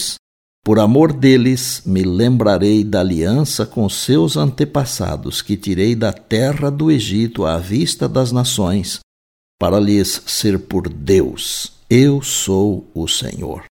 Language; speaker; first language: Portuguese; native; Portuguese